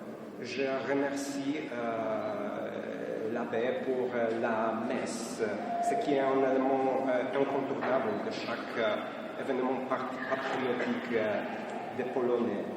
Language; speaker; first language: French; non-native, fluent; Polish